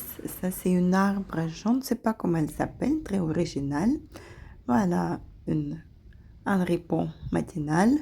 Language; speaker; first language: French; non-native, fluent; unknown